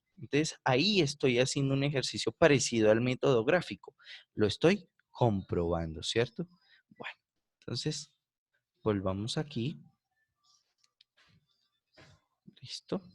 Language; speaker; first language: Spanish; native; Spanish